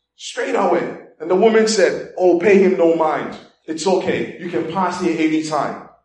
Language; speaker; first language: English; non-native, local second language; Igbo